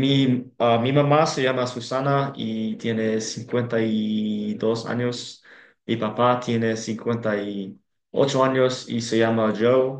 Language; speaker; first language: Spanish; non-native, learner; English